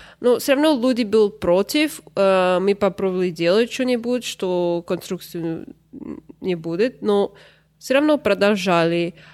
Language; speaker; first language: Russian; early bilingual, heritage; Russian